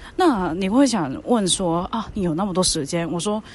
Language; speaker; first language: Chinese; non-native, fluent; Cantonese